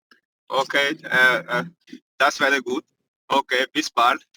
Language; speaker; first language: German; non-native, learner; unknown